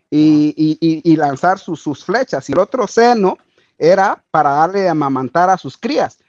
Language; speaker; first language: Spanish; native; Spanish